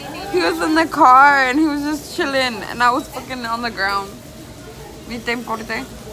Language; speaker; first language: English; early bilingual, other home language; Spanish